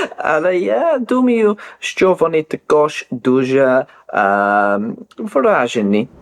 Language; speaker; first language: Ukrainian; non-native, learner; English